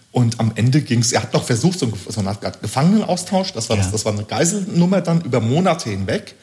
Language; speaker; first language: German; early bilingual, other home language; Turkish